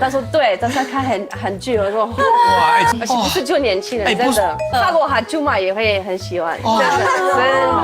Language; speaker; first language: Chinese; non-native, fluent; French